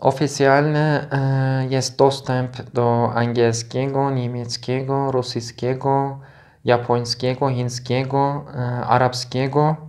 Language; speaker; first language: Polish; non-native, learner; Turkish